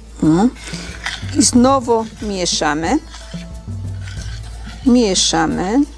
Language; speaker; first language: Polish; non-native, learner; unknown